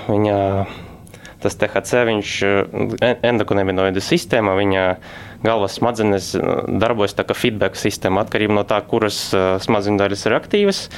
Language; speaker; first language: Latvian; non-native, local second language; Russian